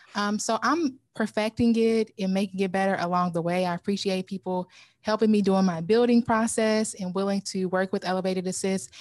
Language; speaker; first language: English; native; English